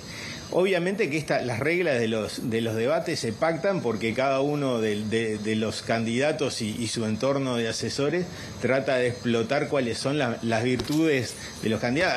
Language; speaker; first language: Spanish; native; Spanish